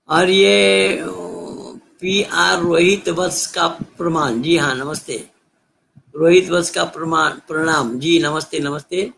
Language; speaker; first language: Hindi; native; Hindi